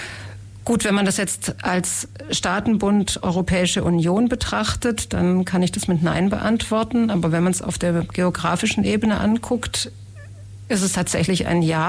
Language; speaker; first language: German; native; German